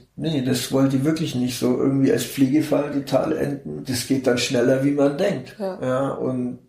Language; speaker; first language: German; native; German